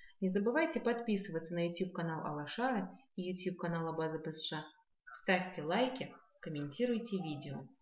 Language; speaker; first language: Russian; non-native, local second language; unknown